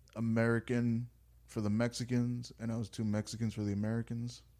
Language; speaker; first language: English; native; English